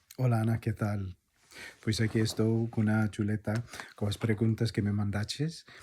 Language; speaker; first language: Galician; non-native, fluent; English